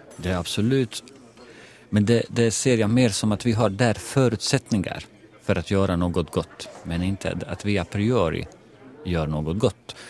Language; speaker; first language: Swedish; non-native, fluent; Bosnian